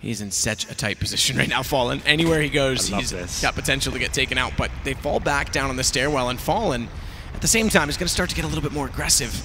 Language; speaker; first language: English; native; English